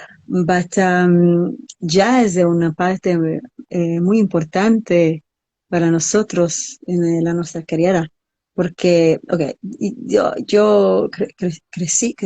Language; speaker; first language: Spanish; non-native, learner; English